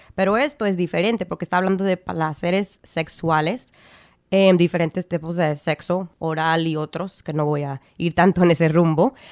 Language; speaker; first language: Spanish; early bilingual, heritage; Spanish